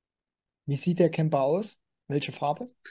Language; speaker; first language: German; native; German